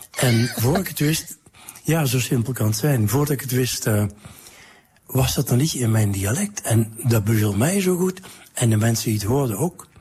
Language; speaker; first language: Dutch; native; Dutch